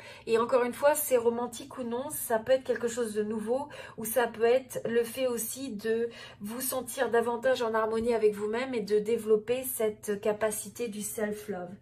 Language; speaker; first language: French; native; French